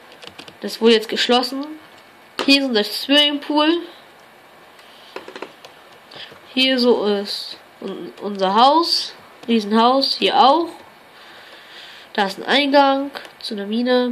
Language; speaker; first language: German; native; German